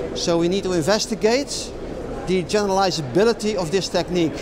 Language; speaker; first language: English; non-native, fluent; Dutch